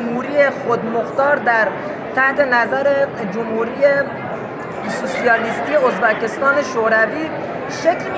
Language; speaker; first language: Persian; native; Persian